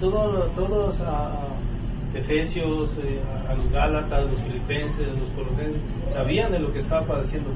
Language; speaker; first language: Spanish; native; Spanish